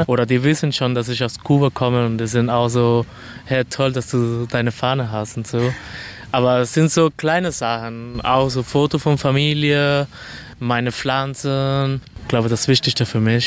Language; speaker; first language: German; non-native, fluent; Spanish